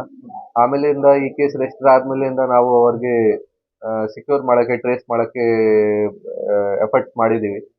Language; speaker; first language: Kannada; non-native, fluent; Hindi